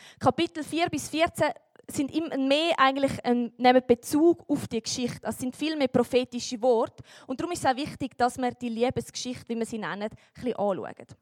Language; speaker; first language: German; native; German